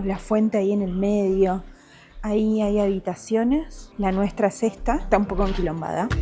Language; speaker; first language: Spanish; native; Spanish